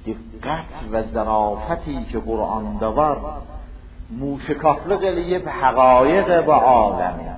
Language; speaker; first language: Persian; non-native, local second language; Azerbaijani